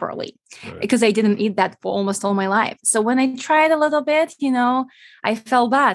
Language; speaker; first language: English; non-native, fluent; Ukrainian